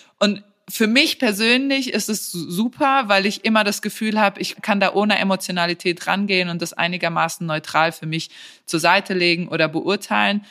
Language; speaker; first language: German; early bilingual, other home language; Serbian